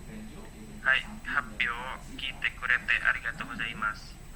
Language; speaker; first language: Japanese; non-native, learner; Indonesian